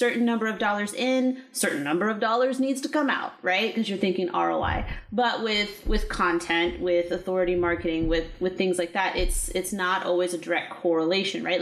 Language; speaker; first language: English; native; English